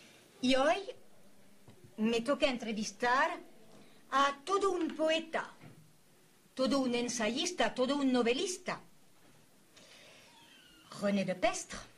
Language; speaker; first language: Spanish; native; Spanish